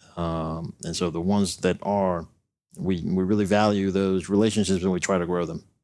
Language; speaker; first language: English; non-native, local second language; Spanish